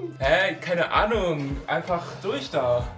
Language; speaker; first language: German; native; German